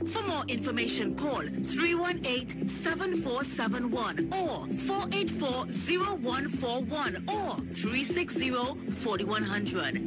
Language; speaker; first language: English; native; English